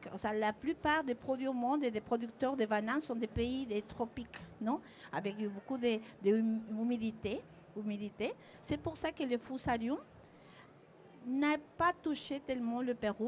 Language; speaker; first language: French; non-native, fluent; Spanish